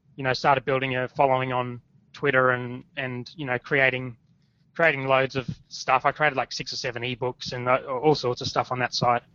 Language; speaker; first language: English; native; English